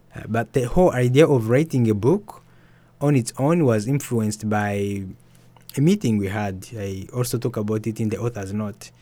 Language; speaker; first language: English; early bilingual, other home language; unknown